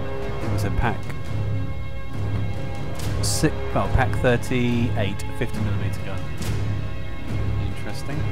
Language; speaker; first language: English; native; English